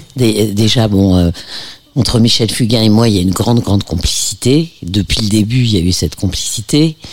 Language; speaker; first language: French; early bilingual, heritage; French